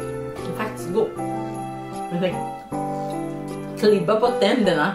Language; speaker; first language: Swedish; non-native, learner; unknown